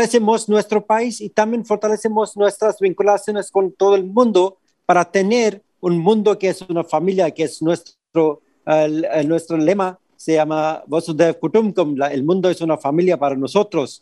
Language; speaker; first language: Spanish; non-native, fluent; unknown